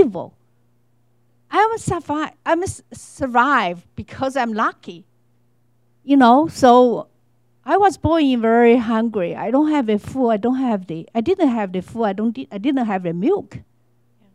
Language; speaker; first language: English; non-native, learner; Chinese